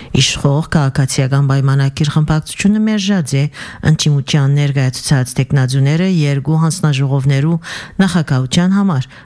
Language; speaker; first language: Armenian; early bilingual, heritage; Armenian